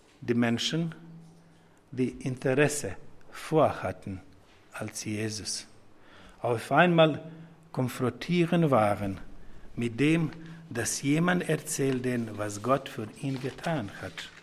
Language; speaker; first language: German; non-native, fluent; Serbian